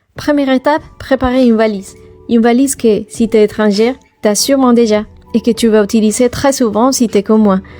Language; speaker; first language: French; non-native, fluent; Spanish